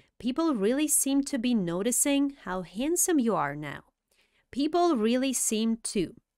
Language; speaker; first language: English; non-native, fluent; Russian